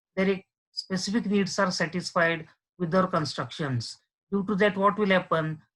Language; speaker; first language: English; non-native, local second language; Marathi